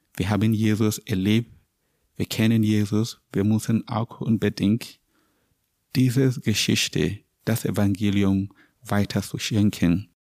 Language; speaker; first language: German; non-native, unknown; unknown